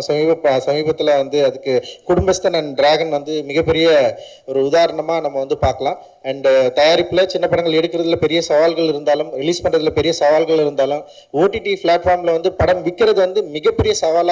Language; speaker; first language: Tamil; native; Tamil